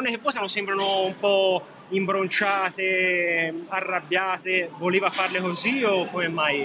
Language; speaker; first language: Italian; native; Italian